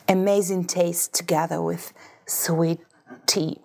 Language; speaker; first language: English; non-native, fluent; Russian